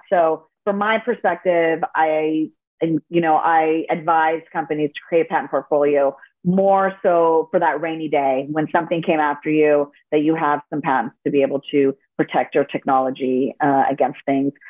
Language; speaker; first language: English; early bilingual, other home language; Spanish